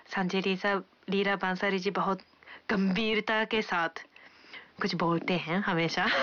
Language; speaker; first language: Hindi; non-native, fluent; Japanese